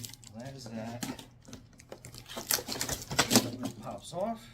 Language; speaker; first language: English; native; English